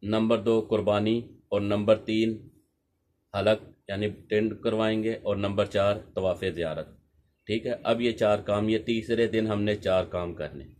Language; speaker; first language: Urdu; non-native, local second language; Punjabi